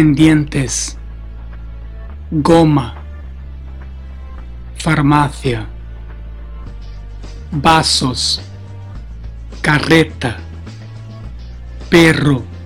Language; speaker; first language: Spanish; non-native, fluent; Portuguese